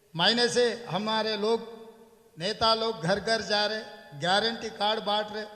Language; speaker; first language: Hindi; non-native, local second language; Telugu